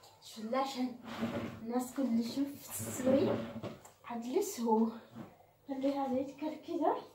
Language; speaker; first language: Arabic; non-native, learner; Oromo